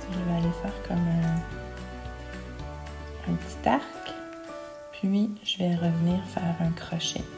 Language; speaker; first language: French; native; French